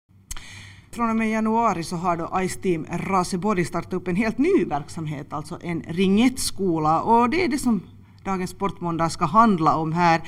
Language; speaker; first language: Swedish; native; Swedish